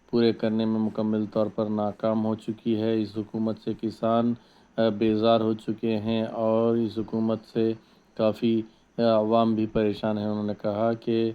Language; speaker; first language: Urdu; native; Urdu